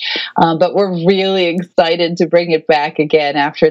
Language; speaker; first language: English; native; English